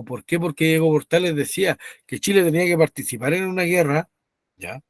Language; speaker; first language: Spanish; native; Spanish